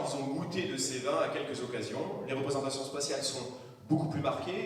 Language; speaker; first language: French; native; French